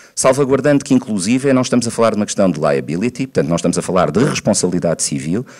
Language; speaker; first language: Portuguese; native; Portuguese